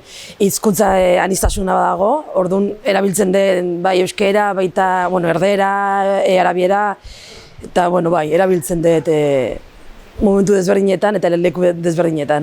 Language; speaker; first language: Basque; non-native, local second language; Arabic